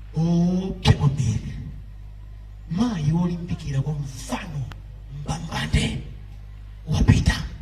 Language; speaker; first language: Nyanja; native; Nyanja